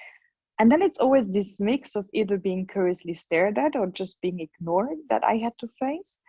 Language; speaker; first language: English; non-native, fluent; German